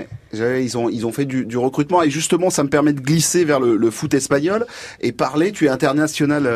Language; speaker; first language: French; native; French